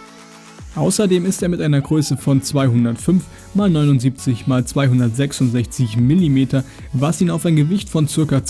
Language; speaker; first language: German; native; German